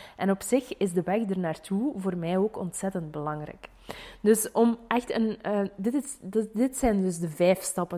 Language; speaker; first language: Dutch; native; Dutch